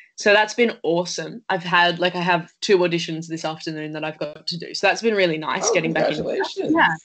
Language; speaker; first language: English; native; English